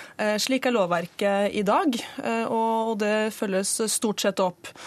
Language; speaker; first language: Norwegian; native; Norwegian